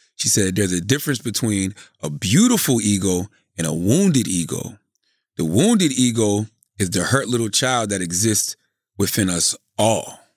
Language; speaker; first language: English; native; English